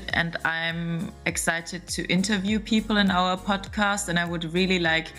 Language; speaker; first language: English; non-native, fluent; German